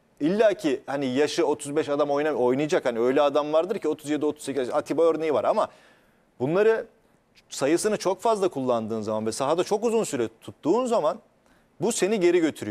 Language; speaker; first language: Turkish; native; Turkish